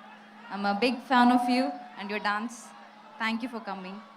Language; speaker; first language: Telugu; non-native, learner; Tamil